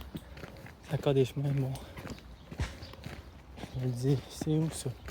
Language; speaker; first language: French; native; French